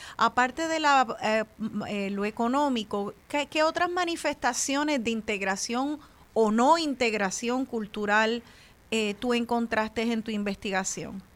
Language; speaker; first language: Spanish; native; Spanish